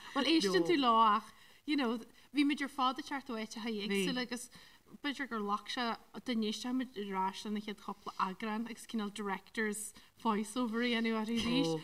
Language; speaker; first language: Irish; native; Irish